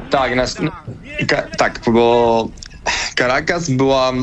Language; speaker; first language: Polish; non-native, learner; Spanish